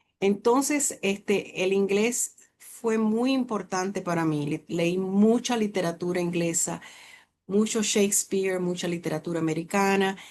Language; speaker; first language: Spanish; native; Spanish